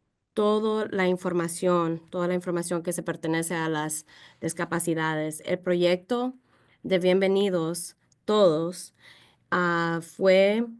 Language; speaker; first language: Spanish; early bilingual, heritage; Spanish